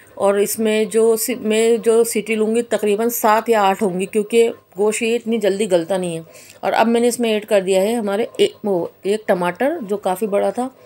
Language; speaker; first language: Hindi; native; Hindi